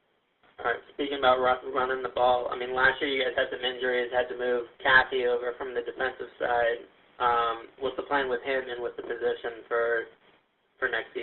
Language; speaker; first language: English; native; English